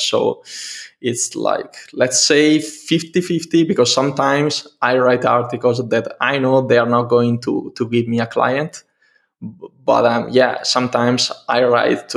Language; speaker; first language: English; non-native, fluent; Italian